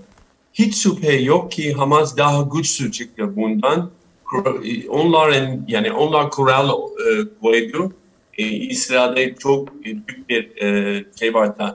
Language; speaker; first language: Turkish; non-native, fluent; English